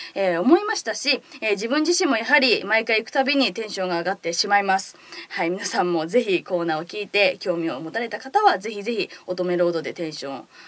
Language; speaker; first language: Japanese; native; Japanese